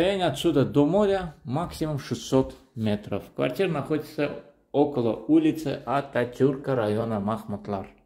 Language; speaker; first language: Russian; non-native, fluent; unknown